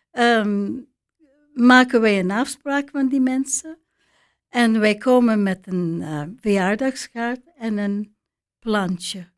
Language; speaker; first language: Dutch; non-native, fluent; English